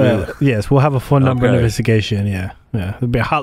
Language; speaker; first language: English; native; English